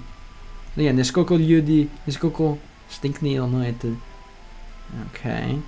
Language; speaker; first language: Russian; non-native, learner; English